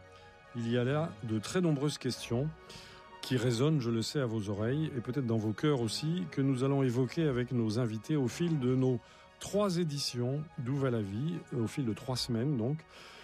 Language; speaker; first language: French; native; French